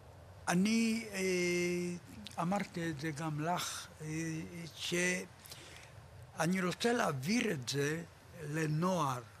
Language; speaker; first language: Hebrew; non-native, fluent; Polish